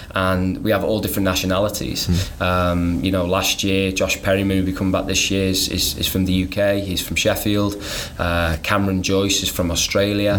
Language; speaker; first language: English; native; English